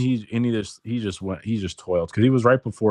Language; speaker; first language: English; native; English